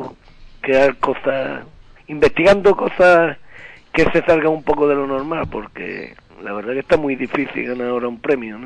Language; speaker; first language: Spanish; native; Spanish